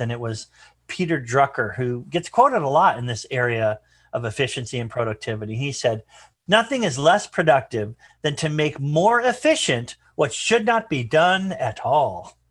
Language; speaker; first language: English; native; English